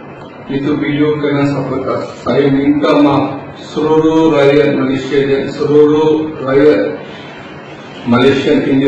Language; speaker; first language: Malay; non-native, fluent; Bangla